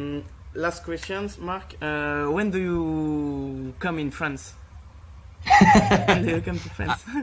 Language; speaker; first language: English; non-native, learner; French